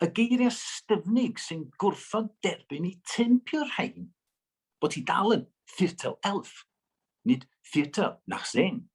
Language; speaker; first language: Welsh; native; Welsh